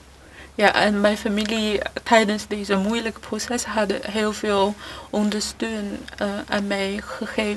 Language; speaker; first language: Dutch; non-native, fluent; Chinese